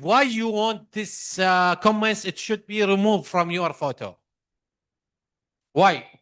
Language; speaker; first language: English; non-native, fluent; Arabic